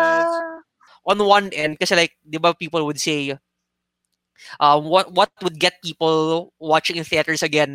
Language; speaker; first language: English; non-native, local second language; Filipino